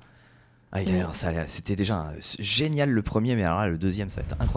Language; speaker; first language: French; native; French